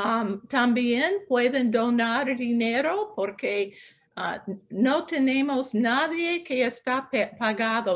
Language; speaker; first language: Spanish; non-native, local second language; English